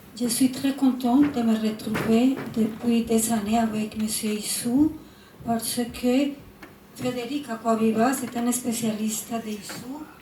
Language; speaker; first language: French; non-native, fluent; Spanish